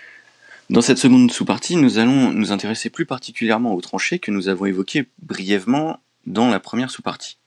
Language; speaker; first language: French; native; French